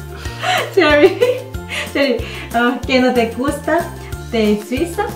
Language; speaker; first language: Spanish; non-native, learner; Korean